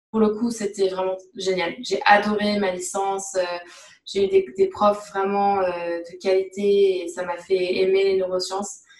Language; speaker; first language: French; native; French